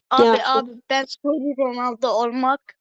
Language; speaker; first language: Turkish; non-native, learner; Azerbaijani